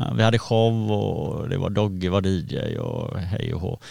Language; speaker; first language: Swedish; native; Swedish